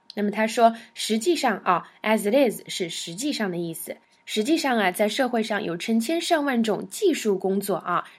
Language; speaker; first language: Chinese; native; Chinese